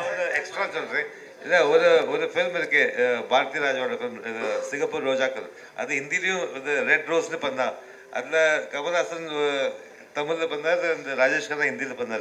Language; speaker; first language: Tamil; early bilingual, other home language; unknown